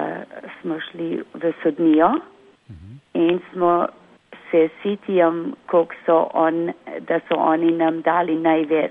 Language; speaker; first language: Slovenian; early bilingual, heritage; Slovenian